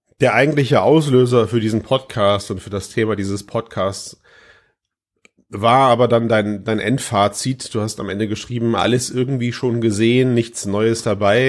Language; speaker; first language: German; native; German